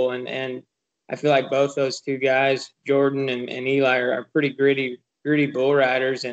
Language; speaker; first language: English; native; English